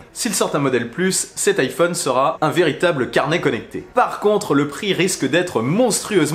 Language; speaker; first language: French; native; French